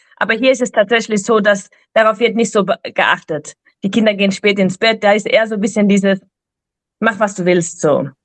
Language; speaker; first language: German; native; German